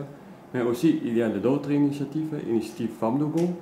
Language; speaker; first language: French; non-native, learner; Dutch